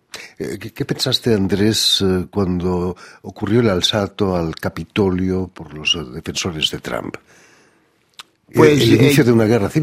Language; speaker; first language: Spanish; native; Spanish